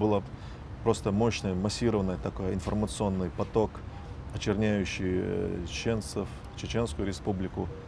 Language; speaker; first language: Russian; non-native, local second language; Chechen